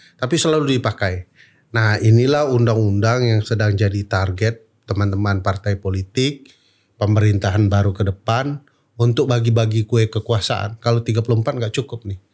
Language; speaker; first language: Indonesian; non-native, local second language; Minangkabau